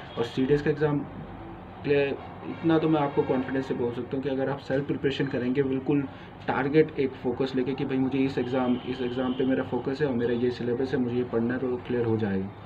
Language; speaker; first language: Hindi; native; Hindi